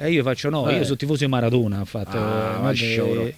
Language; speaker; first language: Italian; native; Italian